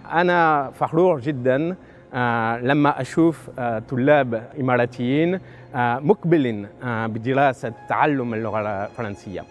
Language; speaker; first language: Arabic; non-native, fluent; French